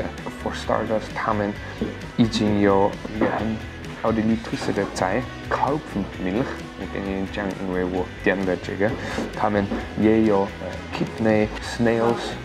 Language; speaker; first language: Chinese; non-native, fluent; German